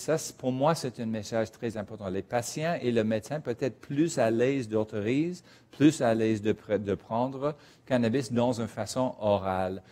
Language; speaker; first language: French; non-native, fluent; English